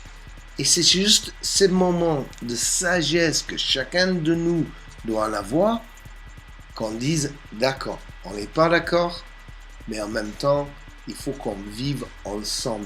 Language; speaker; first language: French; non-native, fluent; English